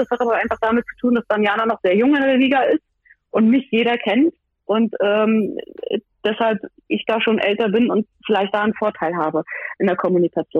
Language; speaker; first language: German; native; German